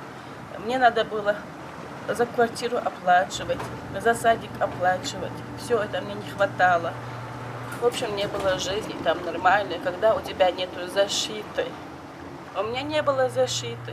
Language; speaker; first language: Russian; non-native, local second language; Chechen